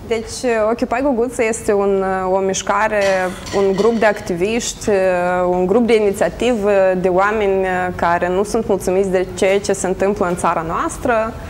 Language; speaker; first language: Romanian; native; Romanian